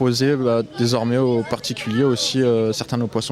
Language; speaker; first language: French; native; French